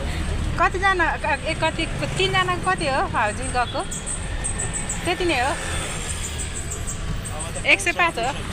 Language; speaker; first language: Nepali; native; Nepali